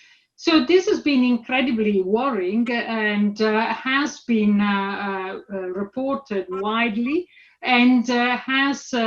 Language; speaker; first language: English; non-native, fluent; Italian